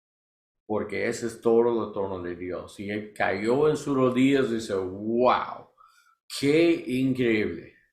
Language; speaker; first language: Spanish; non-native, learner; English